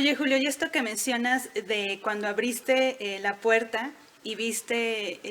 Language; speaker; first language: Spanish; native; Spanish